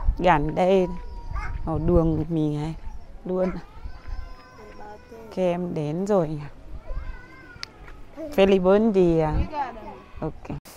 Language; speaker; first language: Vietnamese; non-native, learner; Portuguese